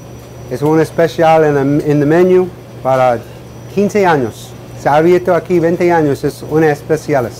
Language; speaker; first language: Spanish; non-native, learner; English